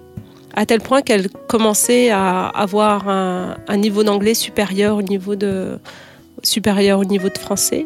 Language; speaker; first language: French; native; French